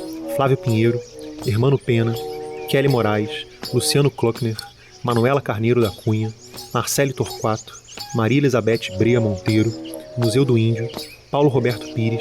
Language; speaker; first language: Portuguese; native; Portuguese